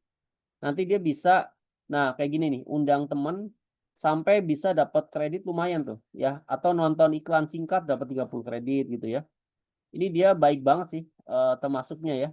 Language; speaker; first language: Indonesian; native; Indonesian